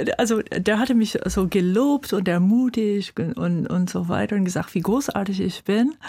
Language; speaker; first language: German; non-native, fluent; English